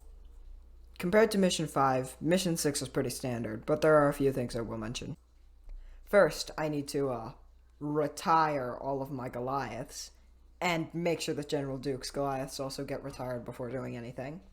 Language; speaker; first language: English; native; English